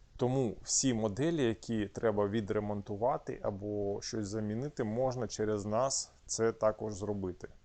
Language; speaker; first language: Ukrainian; non-native, local second language; Russian